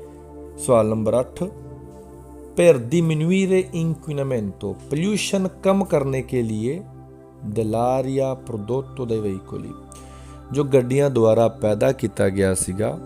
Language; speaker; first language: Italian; non-native, fluent; Punjabi